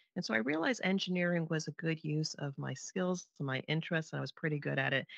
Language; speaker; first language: English; native; English